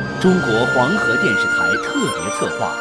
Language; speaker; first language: Chinese; native; Chinese